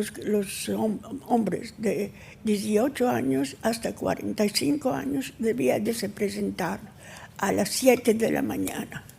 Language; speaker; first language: Spanish; early bilingual, heritage; Ladino